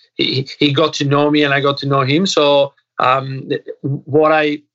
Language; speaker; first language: English; non-native, fluent; Italian